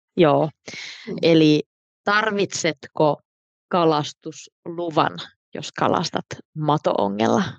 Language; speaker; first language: Finnish; native; Finnish